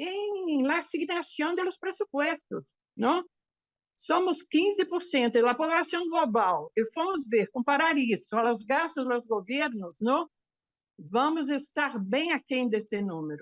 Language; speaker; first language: Portuguese; non-native, fluent; Spanish